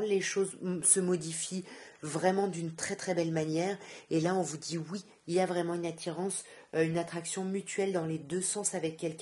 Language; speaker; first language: French; native; French